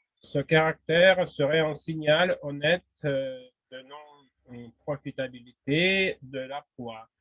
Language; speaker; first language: French; non-native, fluent; Russian